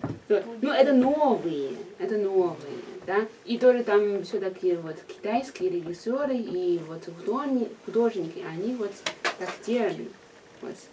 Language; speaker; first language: Russian; non-native, learner; Chinese